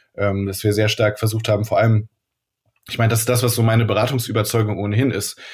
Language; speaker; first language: German; native; German